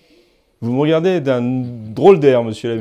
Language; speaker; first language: French; native; French